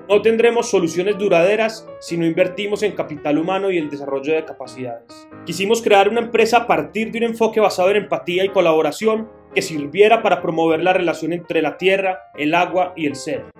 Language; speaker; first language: Spanish; native; Spanish